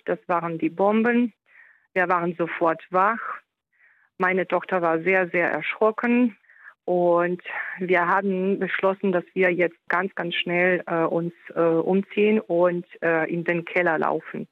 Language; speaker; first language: German; non-native, fluent; Ukrainian